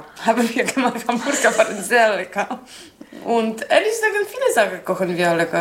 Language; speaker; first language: German; non-native, learner; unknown